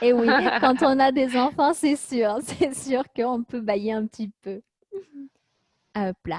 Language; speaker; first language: French; native; French